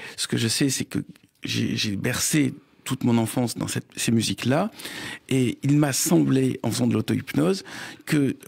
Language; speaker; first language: French; native; French